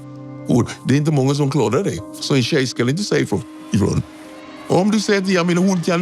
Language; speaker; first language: Swedish; non-native, fluent; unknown